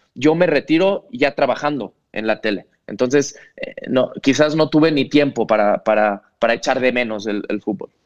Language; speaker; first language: Spanish; non-native, local second language; Catalan